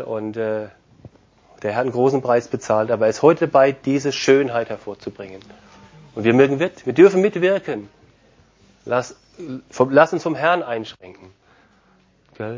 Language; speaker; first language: German; non-native, fluent; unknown